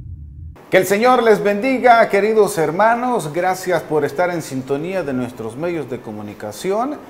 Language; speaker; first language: Spanish; native; Spanish